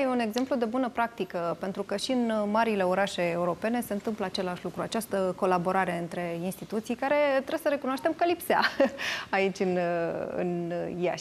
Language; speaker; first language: Romanian; native; Romanian